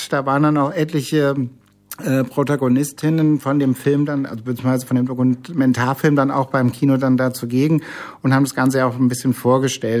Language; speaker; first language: German; native; German